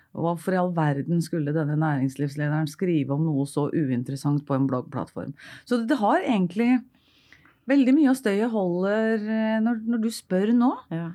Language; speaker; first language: Norwegian; native; Norwegian